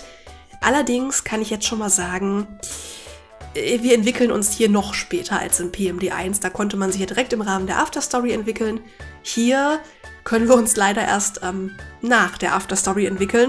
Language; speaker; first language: German; native; German